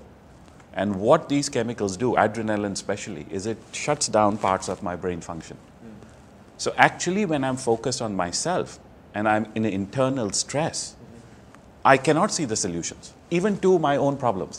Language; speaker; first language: English; non-native, local second language; Hindi